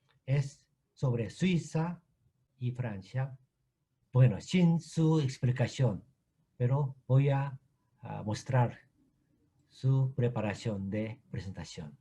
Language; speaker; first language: Spanish; non-native, fluent; Korean